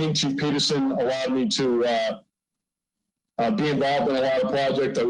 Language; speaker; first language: English; native; English